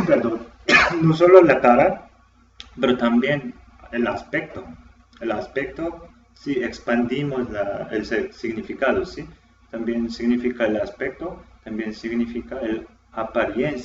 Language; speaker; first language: Spanish; non-native, fluent; Korean